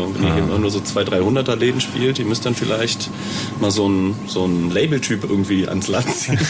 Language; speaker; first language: German; native; German